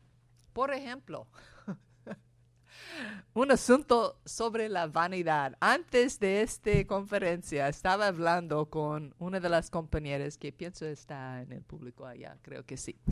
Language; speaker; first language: Spanish; non-native, fluent; English